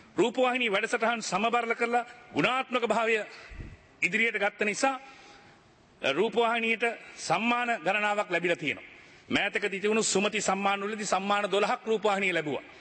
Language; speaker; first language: Sinhala; native; Sinhala